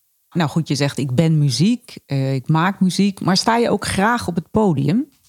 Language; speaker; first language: Dutch; native; Dutch